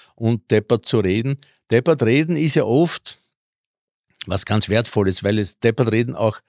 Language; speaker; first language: German; early bilingual, other home language; Croatian